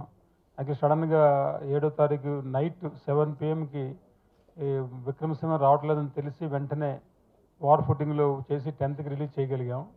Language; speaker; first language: Telugu; native; Telugu